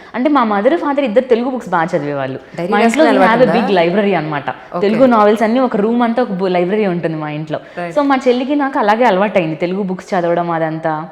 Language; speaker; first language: Telugu; native; Telugu